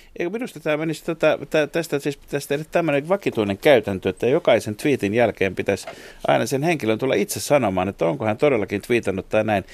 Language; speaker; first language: Finnish; native; Finnish